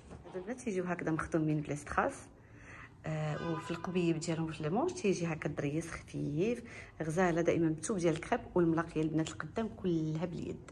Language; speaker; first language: Arabic; native; Arabic